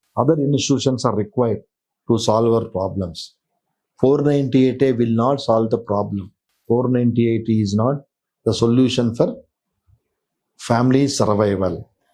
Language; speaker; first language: English; non-native, local second language; Telugu